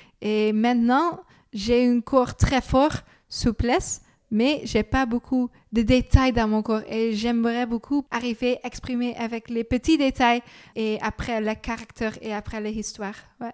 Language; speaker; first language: French; non-native, learner; Dutch